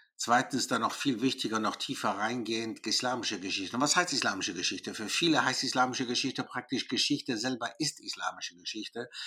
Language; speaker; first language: German; early bilingual, other home language; Greek